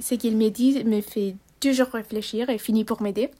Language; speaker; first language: French; non-native, fluent; Spanish